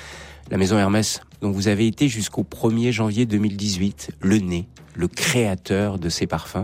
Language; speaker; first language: French; native; French